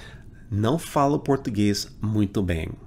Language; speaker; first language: Portuguese; non-native, fluent; English